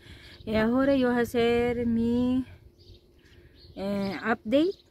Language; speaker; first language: Spanish; non-native, learner; Filipino